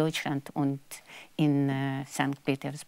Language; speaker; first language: German; non-native, fluent; Russian